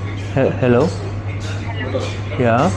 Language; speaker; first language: English; non-native, fluent; Sinhala